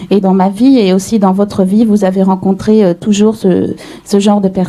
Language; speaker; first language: French; native; French